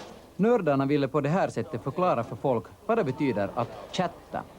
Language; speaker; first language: Swedish; native; Swedish